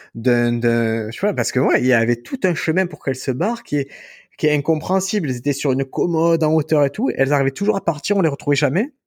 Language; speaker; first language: French; native; French